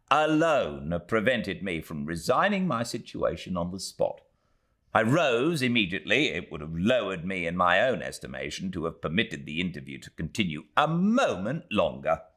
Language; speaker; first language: English; native; English